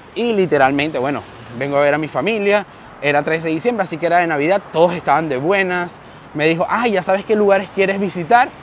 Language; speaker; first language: Spanish; native; Spanish